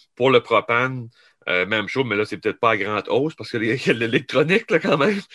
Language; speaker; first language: French; native; French